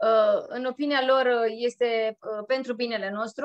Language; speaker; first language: Romanian; native; Romanian